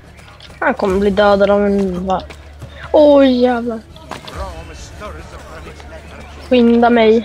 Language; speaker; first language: Swedish; native; Swedish